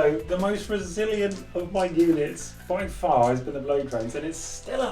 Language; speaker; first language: English; native; English